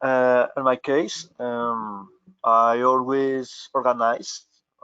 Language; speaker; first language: English; non-native, local second language; Spanish